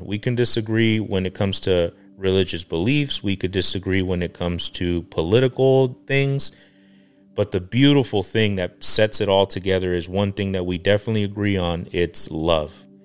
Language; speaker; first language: English; early bilingual, other home language; Spanish